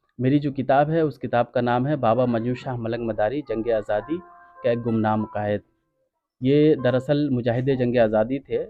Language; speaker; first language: Hindi; native; Hindi